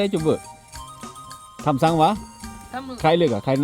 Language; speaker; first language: Japanese; non-native, learner; Lao